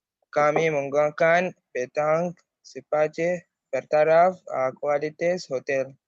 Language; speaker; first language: Indonesian; non-native, learner; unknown